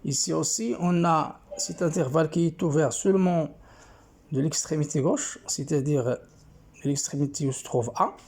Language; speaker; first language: French; non-native, local second language; Arabic